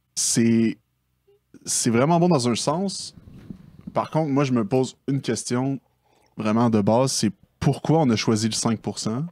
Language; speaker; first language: French; native; French